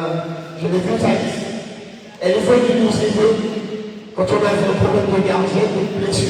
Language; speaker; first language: French; native; French